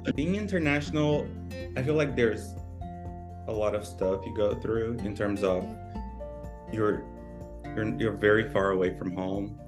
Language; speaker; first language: English; early bilingual, other home language; Portuguese